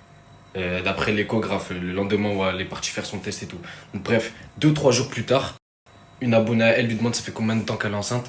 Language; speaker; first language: French; native; French